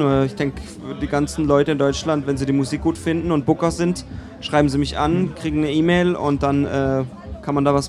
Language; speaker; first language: German; native; German